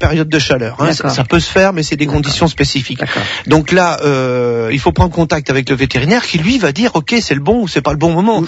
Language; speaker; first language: French; native; French